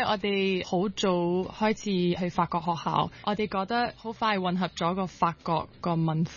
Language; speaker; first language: Cantonese; non-native, local second language; French